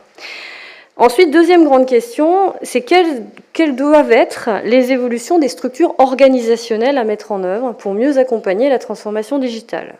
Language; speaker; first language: French; native; French